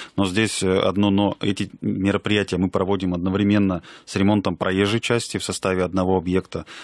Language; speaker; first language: Russian; native; Russian